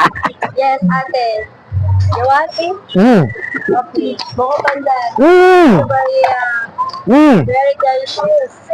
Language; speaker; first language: English; non-native, learner; Filipino